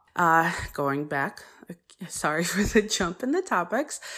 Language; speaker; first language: English; early bilingual, other home language; Polish